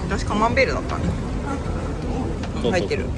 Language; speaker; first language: Japanese; native; Japanese